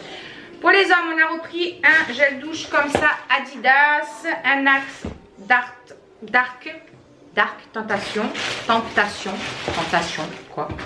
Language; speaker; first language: French; native; French